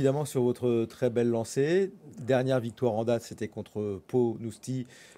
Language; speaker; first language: French; native; French